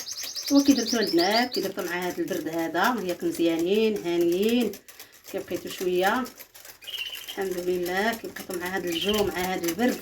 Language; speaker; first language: Arabic; native; Arabic